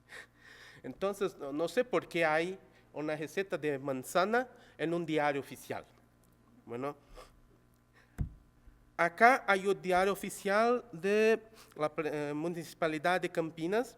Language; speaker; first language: Spanish; non-native, local second language; Portuguese